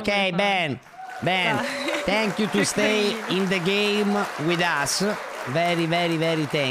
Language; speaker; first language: English; non-native, learner; Italian